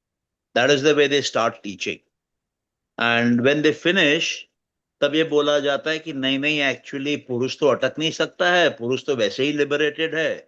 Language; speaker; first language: Hindi; native; Hindi